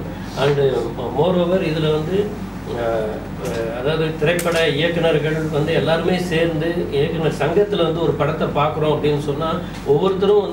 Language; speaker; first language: Tamil; native; Tamil